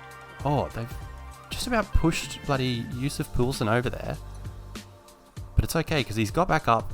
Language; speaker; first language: English; native; English